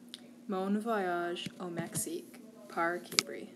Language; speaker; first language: French; non-native, learner; English